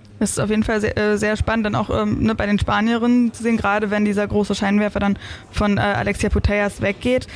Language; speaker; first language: German; native; German